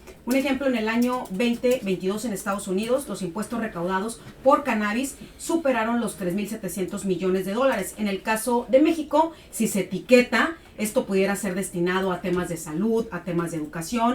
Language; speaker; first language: Spanish; native; Spanish